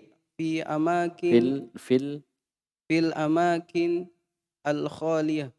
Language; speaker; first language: Arabic; non-native, learner; Indonesian